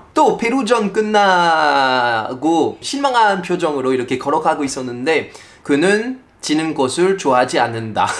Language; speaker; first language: Korean; non-native, fluent; French